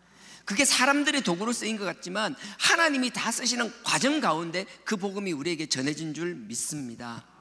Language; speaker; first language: Korean; native; Korean